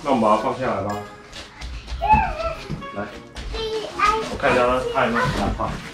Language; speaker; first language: Chinese; native; Chinese